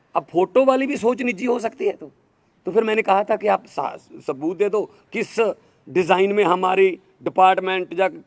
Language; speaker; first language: Hindi; non-native, local second language; Punjabi